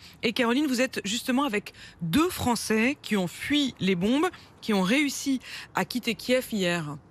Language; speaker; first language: French; native; French